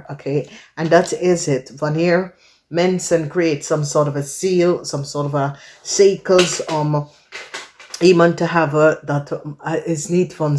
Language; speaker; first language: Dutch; non-native, learner; English